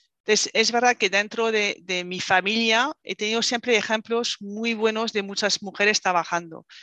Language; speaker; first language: Spanish; non-native, fluent; French